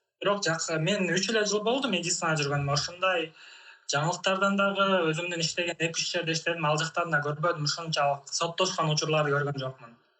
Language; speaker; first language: Kyrgyz; native; Kyrgyz